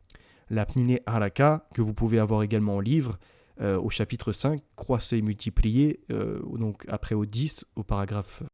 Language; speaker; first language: French; native; French